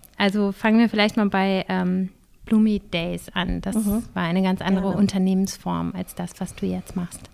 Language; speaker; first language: German; native; German